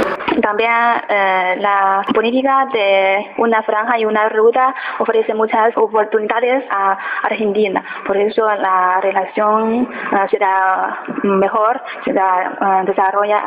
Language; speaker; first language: Spanish; non-native, learner; Chinese